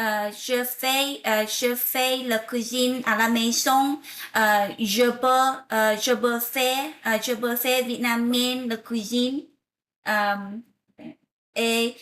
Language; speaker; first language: French; non-native, learner; Vietnamese